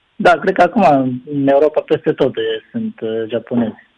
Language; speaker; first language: Romanian; non-native, fluent; Japanese